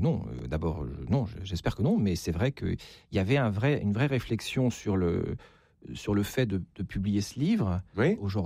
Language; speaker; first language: French; native; French